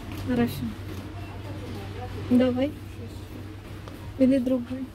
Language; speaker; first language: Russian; non-native, learner; Filipino